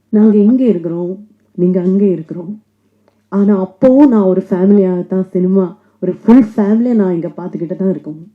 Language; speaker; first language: Tamil; non-native, local second language; Malayalam